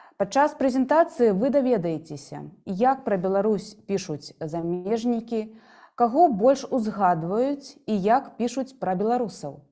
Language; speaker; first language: Belarusian; native; Belarusian